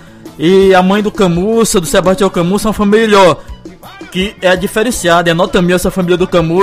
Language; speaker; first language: Portuguese; native; Portuguese